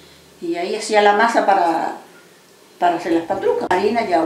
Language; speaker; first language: Spanish; native; Spanish